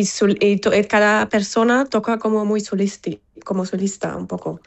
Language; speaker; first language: Spanish; non-native, fluent; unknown